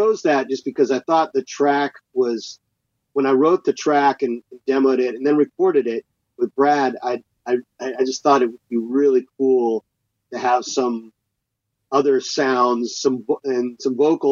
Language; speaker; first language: English; native; English